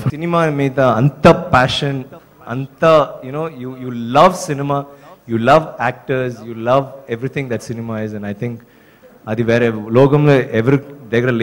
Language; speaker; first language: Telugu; non-native, fluent; Tamil